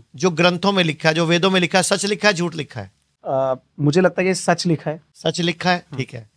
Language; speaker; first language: Hindi; native; Hindi